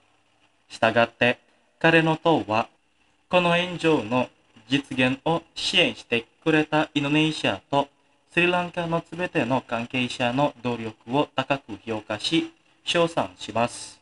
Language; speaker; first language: Japanese; non-native, fluent; Indonesian